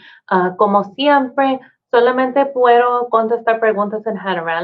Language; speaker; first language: Spanish; non-native, fluent; English